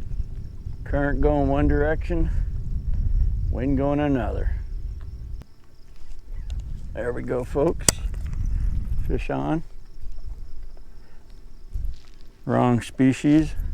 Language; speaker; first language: English; native; English